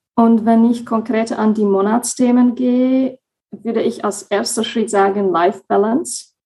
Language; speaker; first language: German; non-native, fluent; Slovak